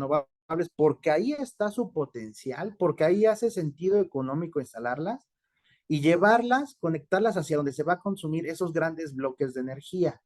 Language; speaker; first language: Spanish; native; Spanish